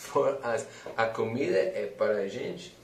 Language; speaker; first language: Portuguese; non-native, fluent; English